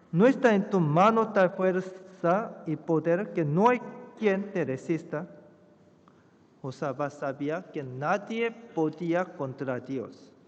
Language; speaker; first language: Spanish; non-native, fluent; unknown